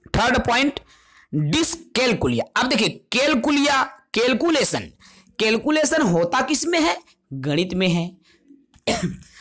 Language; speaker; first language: Hindi; non-native, local second language; Chhattisgarhi